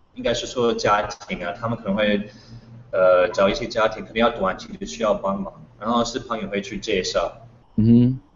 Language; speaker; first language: Chinese; non-native, fluent; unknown